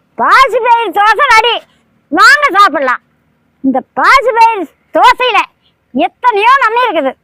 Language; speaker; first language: Tamil; native; Tamil